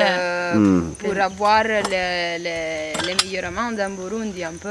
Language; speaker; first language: French; non-native, learner; Italian